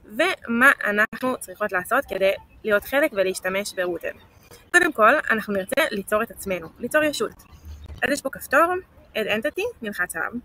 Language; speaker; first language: Hebrew; native; Hebrew